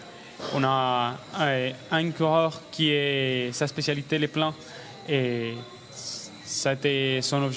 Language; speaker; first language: French; non-native, learner; Spanish